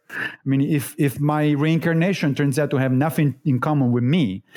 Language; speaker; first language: English; non-native, fluent; Italian